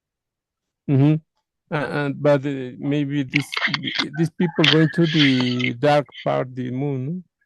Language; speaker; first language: English; non-native, learner; Spanish